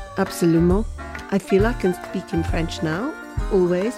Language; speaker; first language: English; native; English